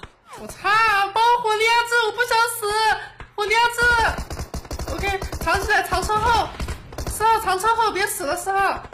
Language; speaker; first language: Chinese; native; Chinese